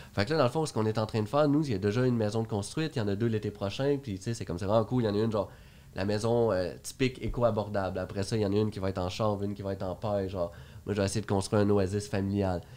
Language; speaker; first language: French; native; French